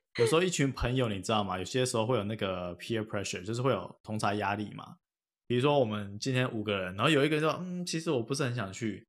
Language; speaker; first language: Chinese; native; Chinese